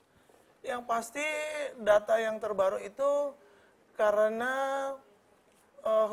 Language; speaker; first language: Indonesian; native; Indonesian